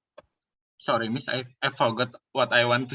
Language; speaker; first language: English; non-native, learner; Indonesian